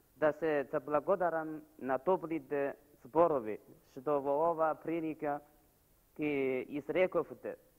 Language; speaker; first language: Macedonian; non-native, fluent; Chinese